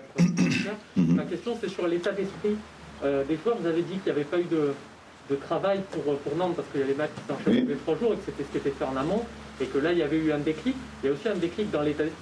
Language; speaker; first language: French; native; French